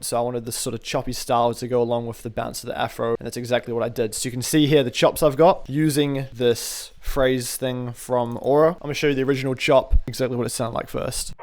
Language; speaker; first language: English; native; English